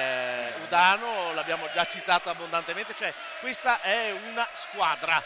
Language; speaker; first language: Italian; native; Italian